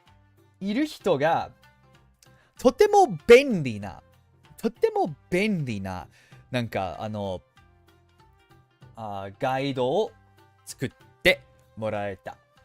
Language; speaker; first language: Japanese; non-native, fluent; English